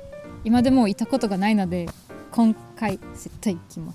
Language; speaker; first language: Japanese; non-native, learner; German